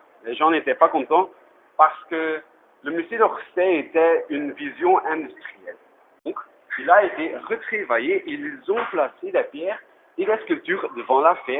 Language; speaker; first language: French; non-native, learner; Dutch